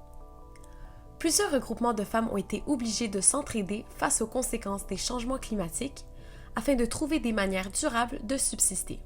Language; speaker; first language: French; native; French